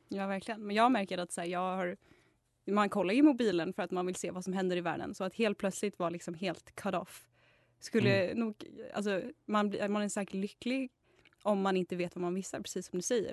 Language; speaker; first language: Swedish; native; Swedish